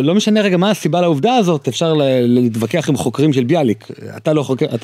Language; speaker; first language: Hebrew; native; Hebrew